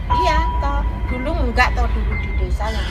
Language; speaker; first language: Indonesian; non-native, local second language; Javanese